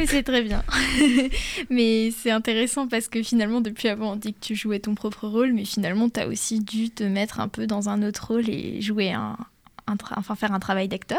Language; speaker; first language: French; native; French